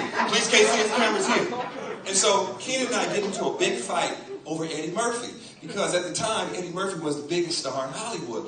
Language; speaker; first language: English; native; English